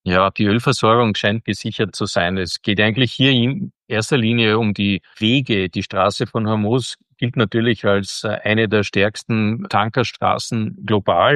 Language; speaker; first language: German; native; German